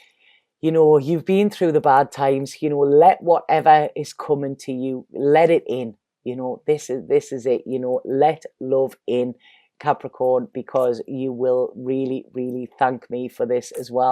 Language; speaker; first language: English; native; English